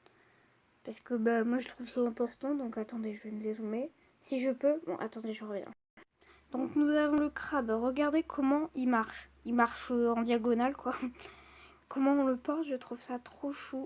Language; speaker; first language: French; native; French